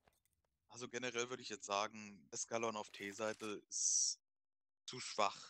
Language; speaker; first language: German; native; German